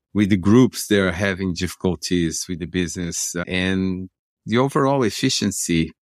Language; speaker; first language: English; non-native, fluent; Portuguese